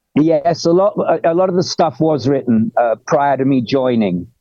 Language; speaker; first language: English; native; English